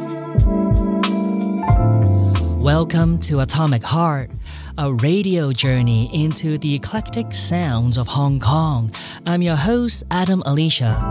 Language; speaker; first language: English; non-native, local second language; Cantonese